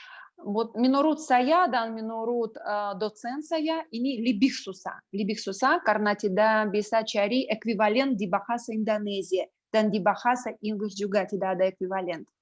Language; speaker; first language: Indonesian; non-native, learner; Russian